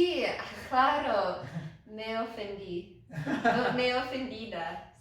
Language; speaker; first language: Spanish; non-native, learner; English